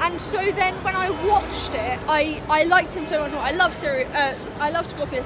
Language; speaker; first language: English; native; English